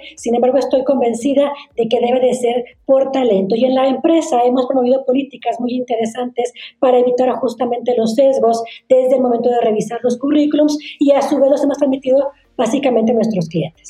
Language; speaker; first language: Spanish; native; Spanish